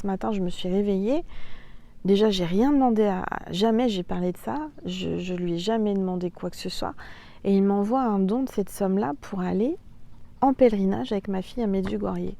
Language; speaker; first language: French; native; French